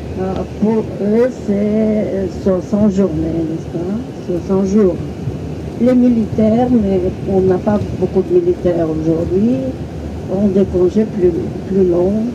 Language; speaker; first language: French; non-native, fluent; Bulgarian